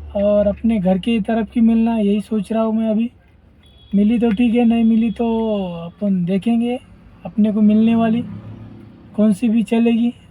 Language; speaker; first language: Hindi; non-native, local second language; Marathi